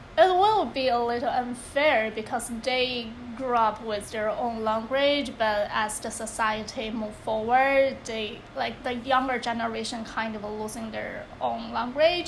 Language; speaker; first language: English; non-native, fluent; Chinese